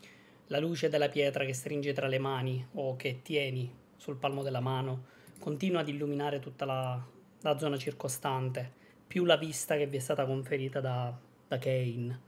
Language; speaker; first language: Italian; native; Italian